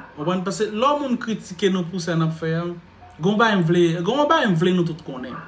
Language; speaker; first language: Haitian Creole; native; Haitian Creole